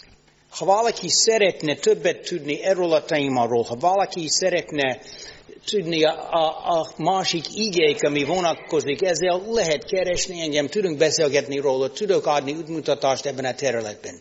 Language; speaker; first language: Hungarian; non-native, fluent; English